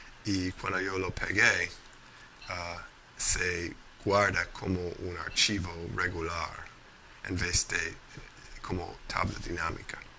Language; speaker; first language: Spanish; non-native, fluent; English